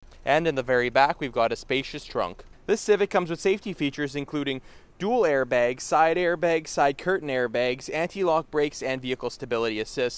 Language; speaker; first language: English; native; English